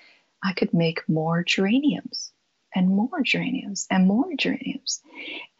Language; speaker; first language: English; native; English